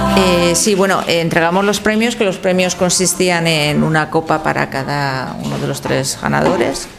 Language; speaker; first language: Spanish; native; Spanish